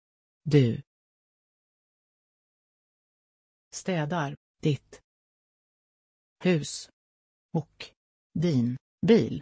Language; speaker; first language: Swedish; non-native, learner; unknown